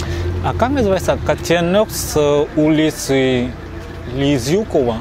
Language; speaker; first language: Russian; non-native, learner; Vietnamese